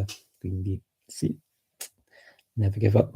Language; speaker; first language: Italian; non-native, fluent; English